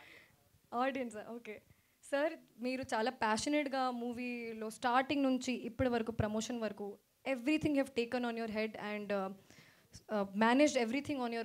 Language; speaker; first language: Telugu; non-native, fluent; Hindi